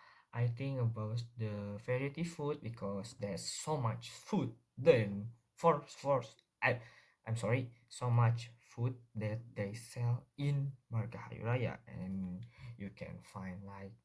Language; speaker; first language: English; non-native, learner; Indonesian